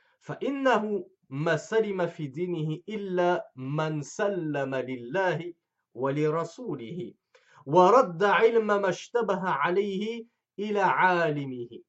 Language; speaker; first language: Arabic; non-native, fluent; French